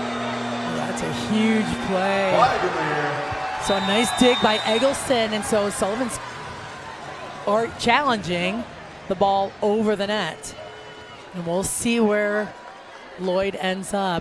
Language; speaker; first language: English; native; English